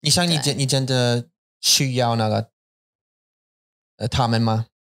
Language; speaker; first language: Chinese; non-native, learner; English